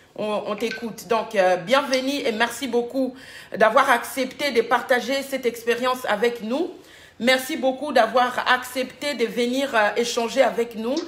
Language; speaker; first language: French; non-native, local second language; Lingala